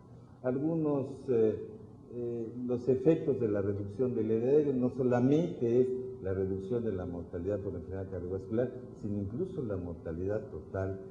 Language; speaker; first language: Spanish; native; Spanish